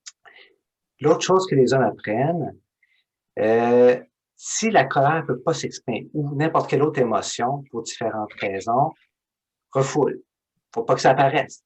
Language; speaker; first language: French; native; French